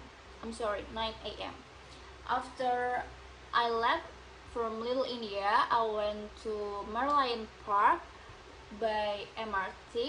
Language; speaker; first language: English; non-native, learner; Indonesian